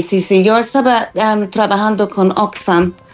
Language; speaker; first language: Spanish; non-native, fluent; English